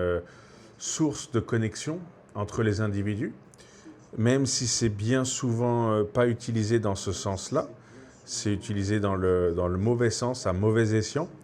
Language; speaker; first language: French; native; French